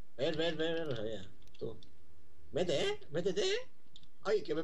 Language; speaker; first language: Spanish; native; Spanish